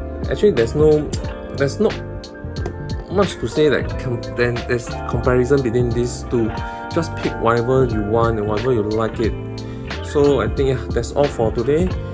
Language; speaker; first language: English; non-native, local second language; Chinese